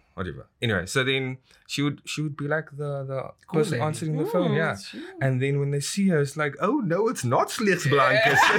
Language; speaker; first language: English; native; English